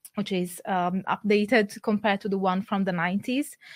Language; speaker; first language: English; non-native, fluent; Italian